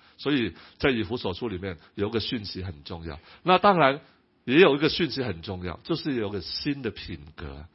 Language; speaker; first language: Chinese; non-native, local second language; Cantonese